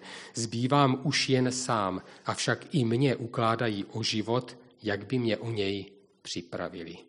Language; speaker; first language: Czech; native; Czech